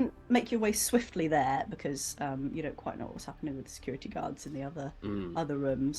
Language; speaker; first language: English; native; English